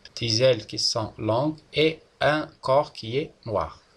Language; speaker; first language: French; non-native, local second language; Arabic